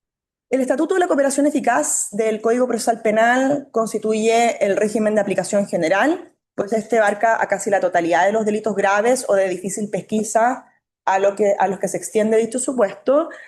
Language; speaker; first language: Spanish; native; Spanish